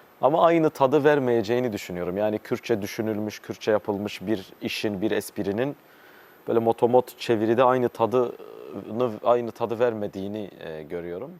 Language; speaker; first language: Turkish; non-native, local second language; Kurdish